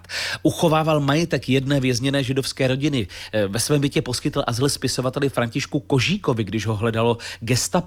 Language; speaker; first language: Czech; native; Czech